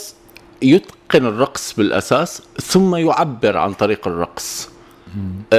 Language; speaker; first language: Arabic; native; Arabic